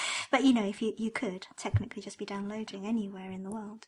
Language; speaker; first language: English; early bilingual, other home language; Japanese